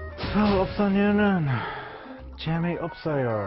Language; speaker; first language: Korean; non-native, learner; English